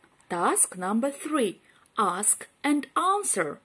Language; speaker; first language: English; non-native, fluent; Ukrainian